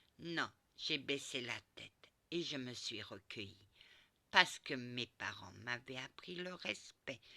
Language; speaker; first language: French; early bilingual, other home language; Portuguese